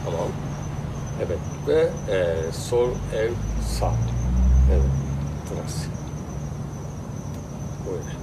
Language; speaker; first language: Turkish; non-native, learner; Japanese